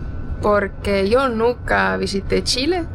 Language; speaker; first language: Spanish; non-native, fluent; Portuguese